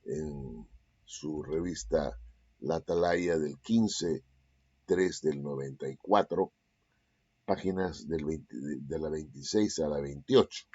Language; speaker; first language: Spanish; native; Spanish